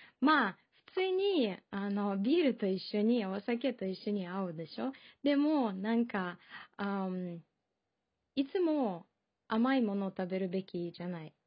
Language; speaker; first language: Japanese; non-native, fluent; Russian